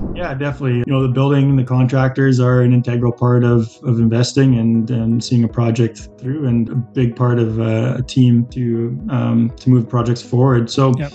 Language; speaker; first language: English; native; English